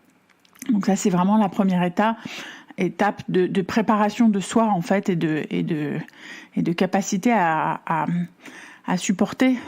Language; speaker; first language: French; native; French